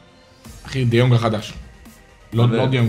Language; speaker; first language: Hebrew; native; Hebrew